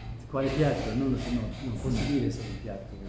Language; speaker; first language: Italian; non-native, learner; Japanese